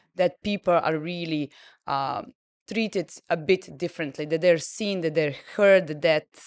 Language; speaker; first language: English; non-native, fluent; Serbian